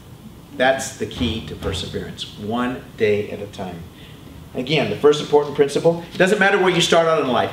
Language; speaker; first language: English; native; English